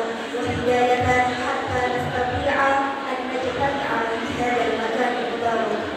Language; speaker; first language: Arabic; non-native, learner; Indonesian